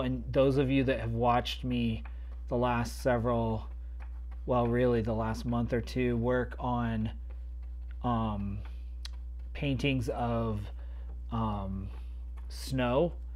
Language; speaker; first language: English; native; English